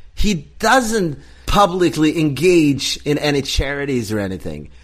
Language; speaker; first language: English; non-native, fluent; Swedish